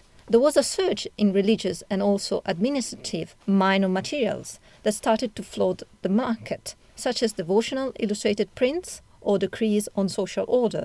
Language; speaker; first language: English; non-native, fluent; Italian